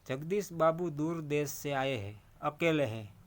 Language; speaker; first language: Hindi; non-native, local second language; Gujarati